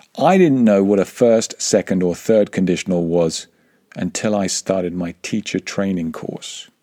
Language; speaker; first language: English; native; English